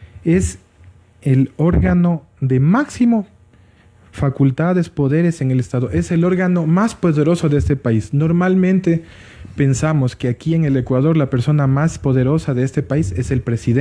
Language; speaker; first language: Spanish; native; Spanish